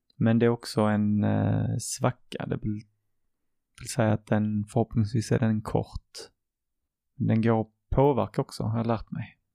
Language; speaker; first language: Swedish; early bilingual, other home language; Arabic